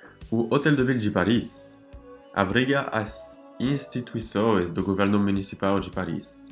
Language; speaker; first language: Portuguese; non-native, fluent; French